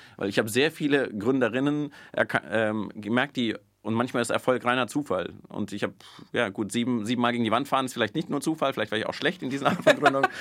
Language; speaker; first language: German; early bilingual, other home language; Russian